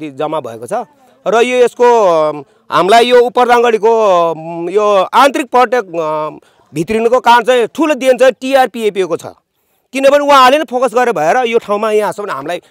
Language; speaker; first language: Nepali; native; Nepali